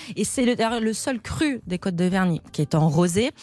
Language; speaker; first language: French; native; French